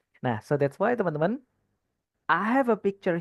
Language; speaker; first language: English; non-native, fluent; Indonesian